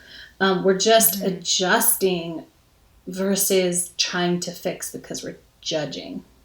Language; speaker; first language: English; native; English